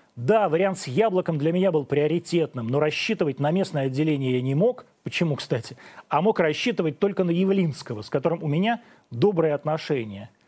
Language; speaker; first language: Russian; native; Russian